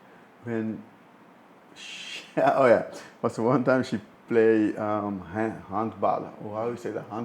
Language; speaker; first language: English; non-native, fluent; Dutch